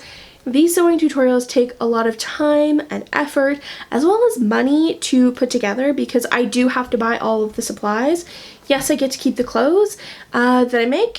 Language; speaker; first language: English; native; English